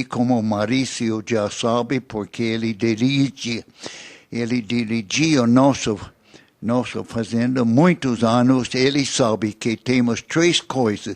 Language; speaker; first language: Portuguese; non-native, fluent; English